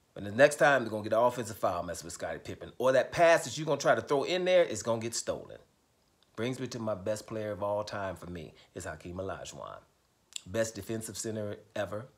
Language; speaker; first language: English; native; English